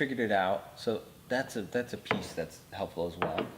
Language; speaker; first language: English; native; English